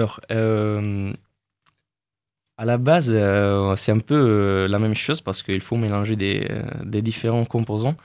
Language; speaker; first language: French; non-native, fluent; Italian